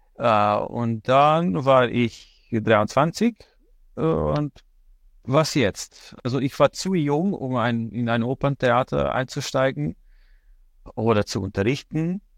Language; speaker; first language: German; non-native, fluent; Slovenian